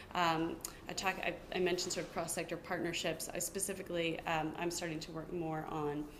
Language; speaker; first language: English; native; English